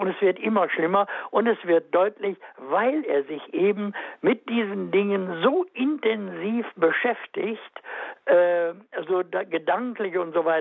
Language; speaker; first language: German; native; German